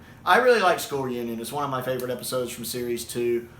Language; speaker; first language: English; native; English